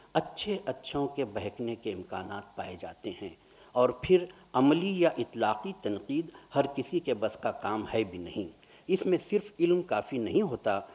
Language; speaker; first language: Urdu; native; Urdu